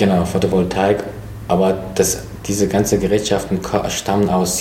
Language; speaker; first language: German; non-native, fluent; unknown